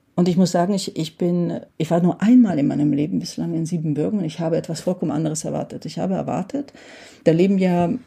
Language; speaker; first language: German; early bilingual, heritage; Hungarian